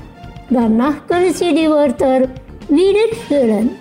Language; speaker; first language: German; non-native, fluent; Indonesian